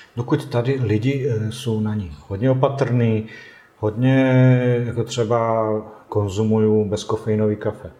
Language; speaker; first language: Czech; non-native, fluent; Bosnian